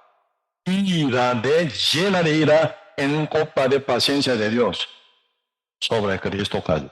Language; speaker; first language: Spanish; non-native, learner; Korean